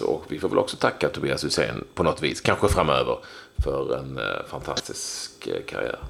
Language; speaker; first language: Swedish; native; Swedish